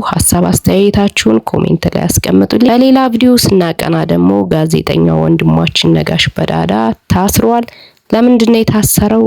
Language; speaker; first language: Amharic; native; Amharic